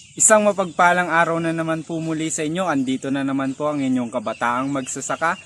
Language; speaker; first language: Filipino; non-native, local second language; Iloko